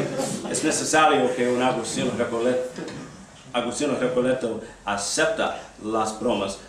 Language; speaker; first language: Spanish; non-native, fluent; English